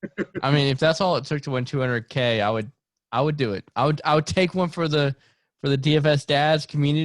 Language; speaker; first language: English; native; English